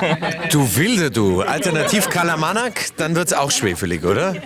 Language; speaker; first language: German; native; German